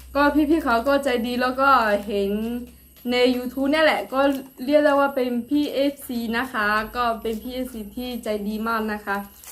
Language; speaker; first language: Thai; non-native, local second language; Akha